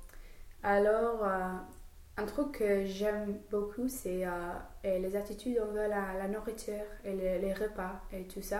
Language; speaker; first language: French; non-native, fluent; English